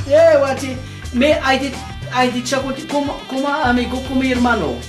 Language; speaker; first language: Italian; non-native, learner; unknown